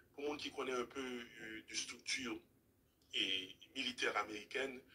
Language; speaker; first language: French; non-native, local second language; Haitian Creole